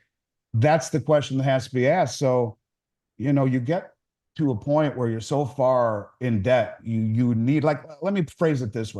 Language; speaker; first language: English; native; English